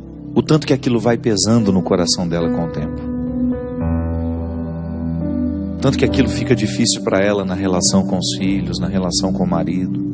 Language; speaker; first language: Portuguese; native; Portuguese